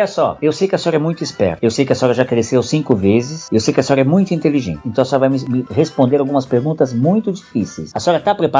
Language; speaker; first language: Portuguese; native; Portuguese